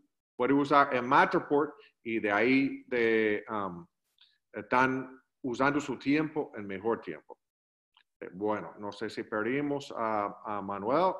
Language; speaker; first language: Spanish; non-native, learner; English